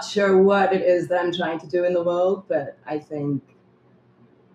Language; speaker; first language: English; native; English